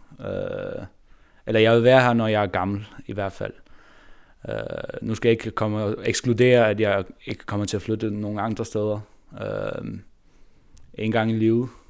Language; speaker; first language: Danish; non-native, local second language; Faroese